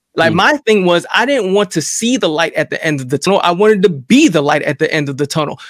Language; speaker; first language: English; native; English